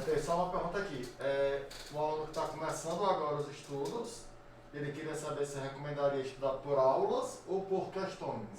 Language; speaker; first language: Portuguese; native; Portuguese